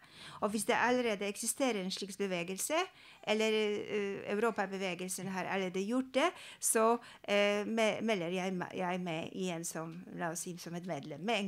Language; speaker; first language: Norwegian; non-native, fluent; Polish